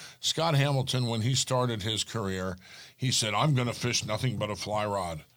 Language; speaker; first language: English; native; English